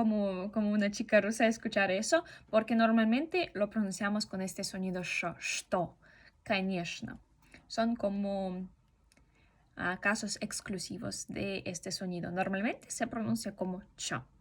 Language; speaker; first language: Spanish; non-native, fluent; Russian